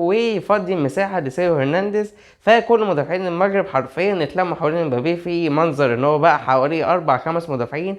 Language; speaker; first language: Arabic; native; Arabic